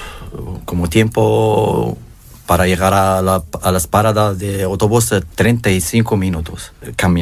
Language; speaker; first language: Spanish; non-native, learner; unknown